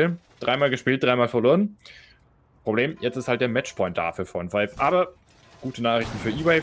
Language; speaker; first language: German; native; German